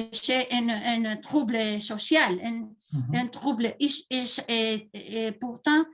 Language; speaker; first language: French; non-native, learner; Spanish